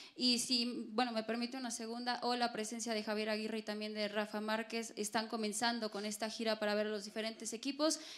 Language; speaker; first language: Spanish; non-native, fluent; Portuguese